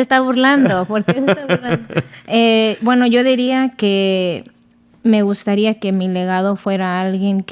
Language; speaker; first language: Spanish; early bilingual, other home language; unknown